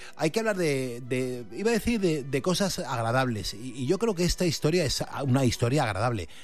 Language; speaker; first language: Spanish; native; Spanish